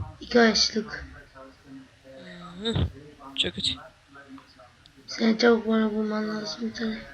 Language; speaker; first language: Turkish; native; Turkish